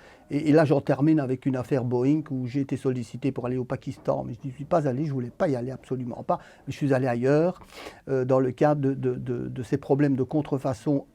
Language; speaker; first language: French; native; French